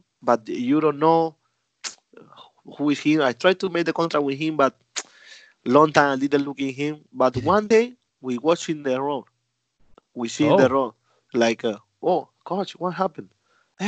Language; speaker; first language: English; non-native, learner; Spanish